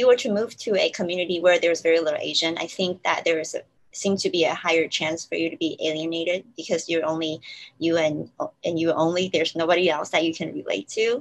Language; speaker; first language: English; non-native, fluent; Chinese